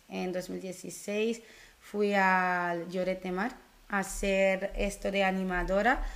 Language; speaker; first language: Spanish; early bilingual, other home language; Dutch